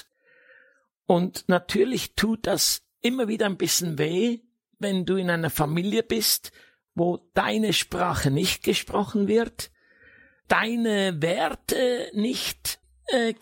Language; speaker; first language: German; native; German